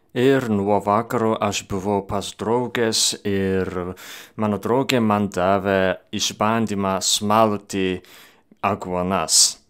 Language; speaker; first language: Lithuanian; non-native, learner; Japanese